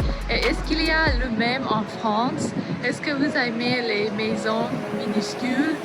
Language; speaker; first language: French; non-native, learner; English